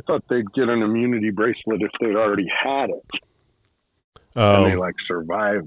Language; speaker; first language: English; native; English